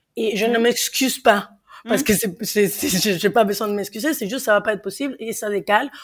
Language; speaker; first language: French; non-native, fluent; Spanish